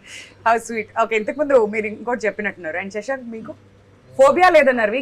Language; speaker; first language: Telugu; native; Telugu